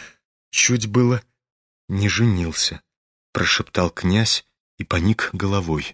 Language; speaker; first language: Russian; native; Russian